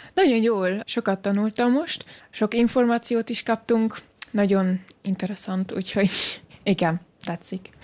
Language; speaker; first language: Hungarian; early bilingual, heritage; Hungarian